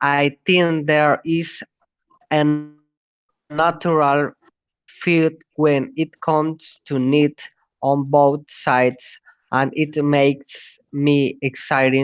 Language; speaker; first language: English; non-native, learner; Spanish